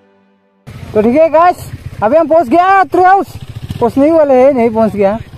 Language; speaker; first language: Hindi; non-native, local second language; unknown